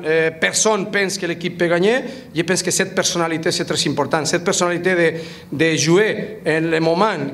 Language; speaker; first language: French; non-native, fluent; Spanish